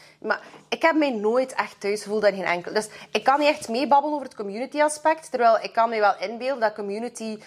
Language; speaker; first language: Dutch; early bilingual, other home language; Russian